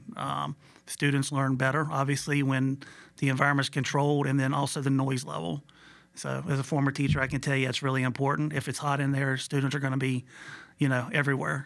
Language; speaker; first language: English; native; English